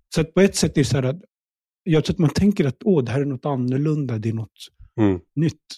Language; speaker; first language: Swedish; early bilingual, other home language; Punjabi